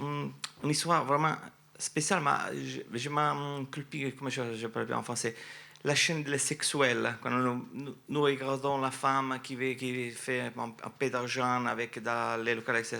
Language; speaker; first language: French; non-native, learner; Italian